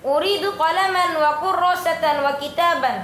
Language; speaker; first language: Arabic; non-native, learner; Bangla